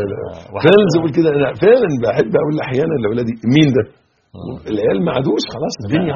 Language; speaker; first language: Arabic; native; Arabic